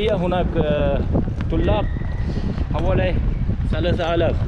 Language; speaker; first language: Arabic; non-native, learner; Uzbek